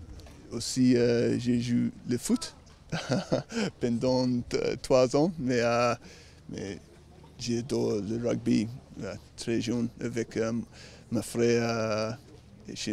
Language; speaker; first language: French; non-native, learner; English